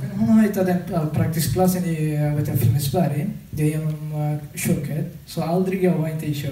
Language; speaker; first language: Swedish; non-native, learner; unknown